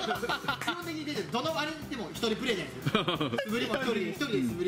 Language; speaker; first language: Japanese; native; Japanese